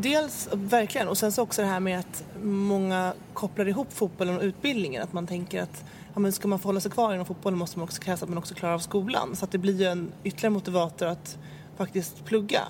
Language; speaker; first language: Swedish; native; Swedish